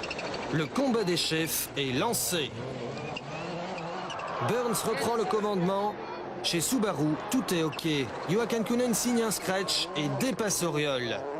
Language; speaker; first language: French; native; French